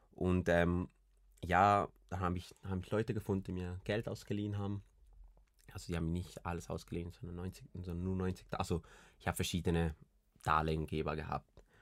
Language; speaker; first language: German; early bilingual, other home language; Spanish